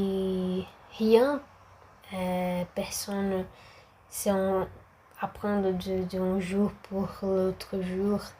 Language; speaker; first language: French; non-native, learner; Portuguese